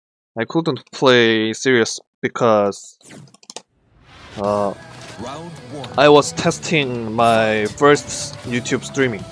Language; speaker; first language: English; non-native, learner; Korean